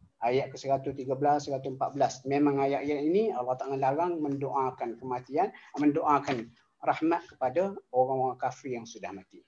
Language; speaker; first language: Malay; native; Malay